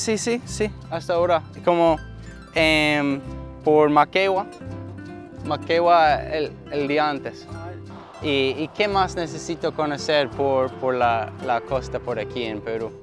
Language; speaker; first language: Spanish; non-native, learner; English